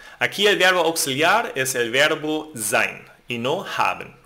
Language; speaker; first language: Spanish; non-native, fluent; German